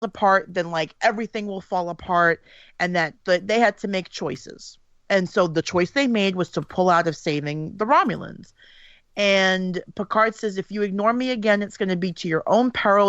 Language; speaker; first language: English; native; English